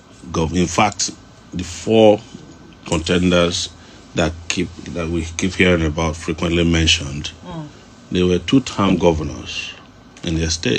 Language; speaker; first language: English; non-native, local second language; Yoruba